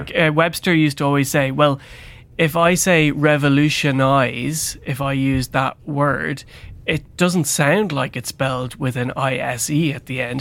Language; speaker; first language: English; native; English